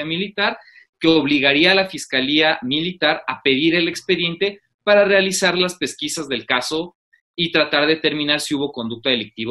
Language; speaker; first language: Spanish; native; Spanish